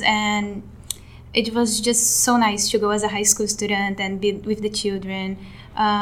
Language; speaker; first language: English; non-native, fluent; Portuguese